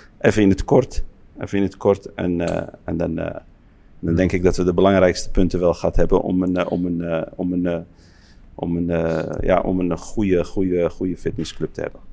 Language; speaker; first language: Dutch; early bilingual, other home language; Arabic